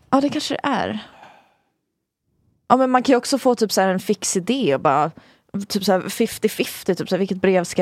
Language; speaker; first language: Swedish; native; Swedish